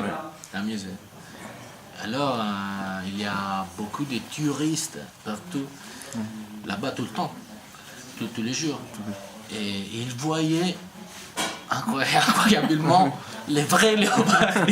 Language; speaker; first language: French; non-native, learner; Italian